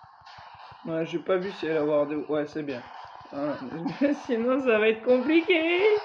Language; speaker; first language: French; native; French